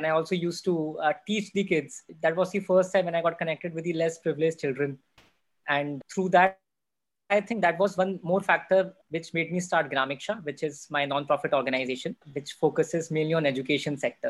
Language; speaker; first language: English; non-native, local second language; Hindi